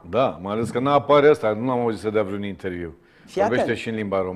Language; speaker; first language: Romanian; native; Romanian